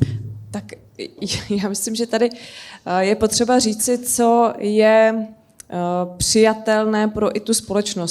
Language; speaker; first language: Czech; native; Czech